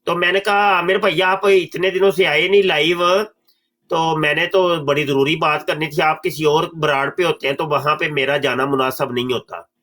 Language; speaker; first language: Urdu; non-native, local second language; Punjabi